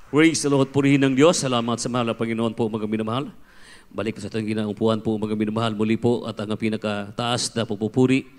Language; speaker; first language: Filipino; non-native, local second language; Cebuano